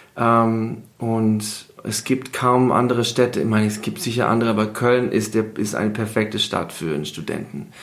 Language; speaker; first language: German; non-native, fluent; English